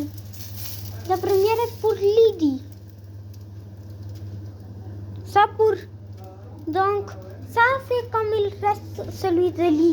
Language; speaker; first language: French; non-native, learner; Spanish